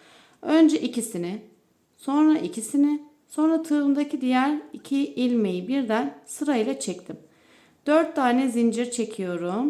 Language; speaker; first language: Turkish; native; Turkish